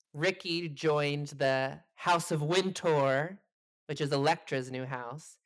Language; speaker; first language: English; native; English